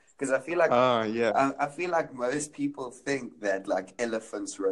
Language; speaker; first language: English; non-native, local second language; Afrikaans